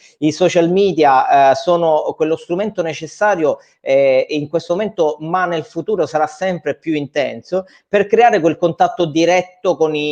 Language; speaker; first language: Italian; native; Italian